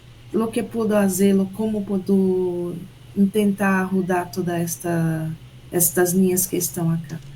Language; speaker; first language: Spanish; non-native, learner; Portuguese